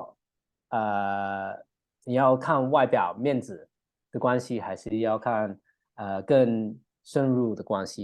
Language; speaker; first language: Chinese; early bilingual, heritage; English